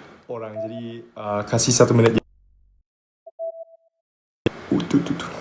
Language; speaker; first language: Indonesian; non-native, local second language; English